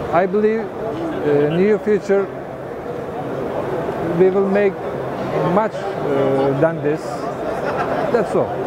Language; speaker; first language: English; non-native, learner; Turkish